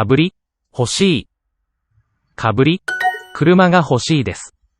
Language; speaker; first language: Japanese; non-native, learner; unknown